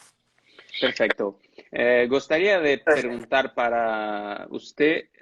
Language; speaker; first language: Spanish; non-native, fluent; Portuguese